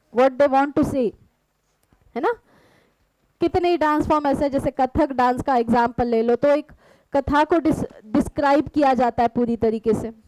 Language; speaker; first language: Hindi; non-native, local second language; Marathi